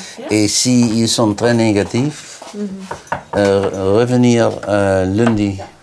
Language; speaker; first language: French; non-native, learner; Dutch